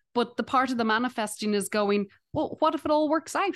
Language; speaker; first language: English; native; English